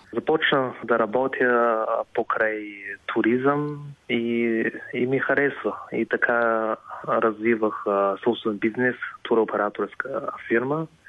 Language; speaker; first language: Bulgarian; non-native, fluent; Chinese